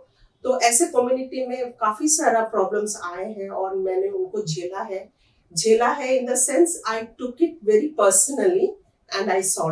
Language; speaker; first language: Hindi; non-native, local second language; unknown